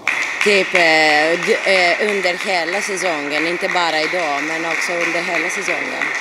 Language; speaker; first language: Swedish; non-native, fluent; Greek